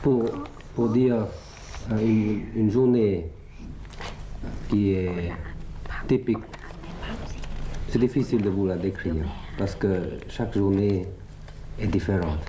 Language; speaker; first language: French; early bilingual, other home language; Thai